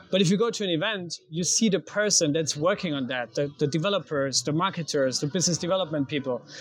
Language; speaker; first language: English; non-native, fluent; German